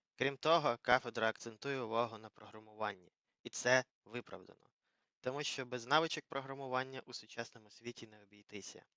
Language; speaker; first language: Ukrainian; native; Ukrainian